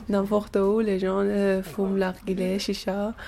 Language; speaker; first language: French; non-native, learner; Persian